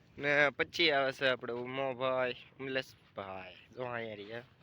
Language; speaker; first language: Gujarati; native; Gujarati